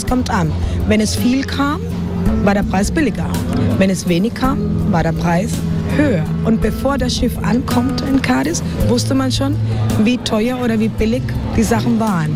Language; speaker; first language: German; non-native, fluent; Spanish